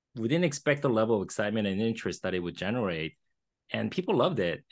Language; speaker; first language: English; early bilingual, other home language; Korean